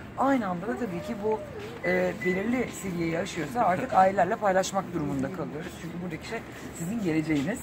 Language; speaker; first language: Turkish; native; Turkish